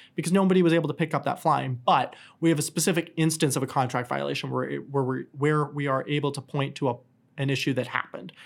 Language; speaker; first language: English; native; English